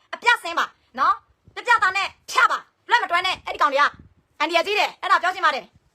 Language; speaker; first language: Burmese; non-native, local second language; S'gaw Karen